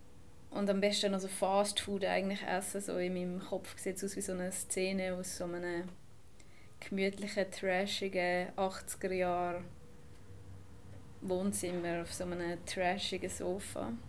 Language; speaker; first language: German; native; German